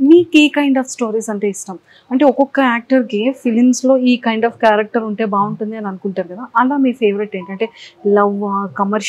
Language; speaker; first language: Telugu; native; Telugu